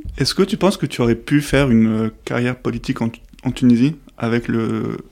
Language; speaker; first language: French; native; French